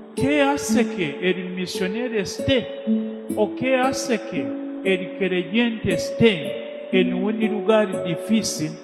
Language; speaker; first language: Spanish; non-native, fluent; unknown